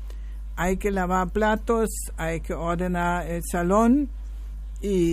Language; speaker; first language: Spanish; non-native, fluent; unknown